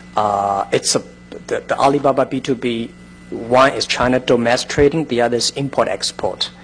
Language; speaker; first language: English; non-native, fluent; Chinese